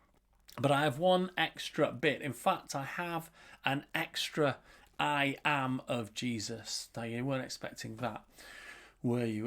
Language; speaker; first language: English; native; English